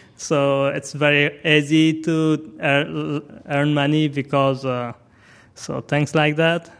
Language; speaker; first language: English; non-native, fluent; Persian